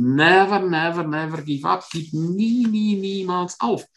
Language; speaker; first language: German; non-native, fluent; Romansh